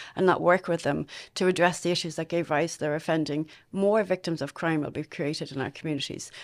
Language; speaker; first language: English; native; English